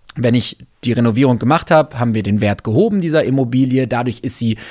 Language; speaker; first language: German; native; German